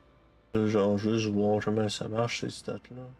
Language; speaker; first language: French; native; French